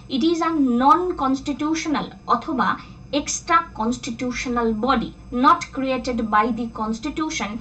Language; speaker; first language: English; non-native, local second language; Bangla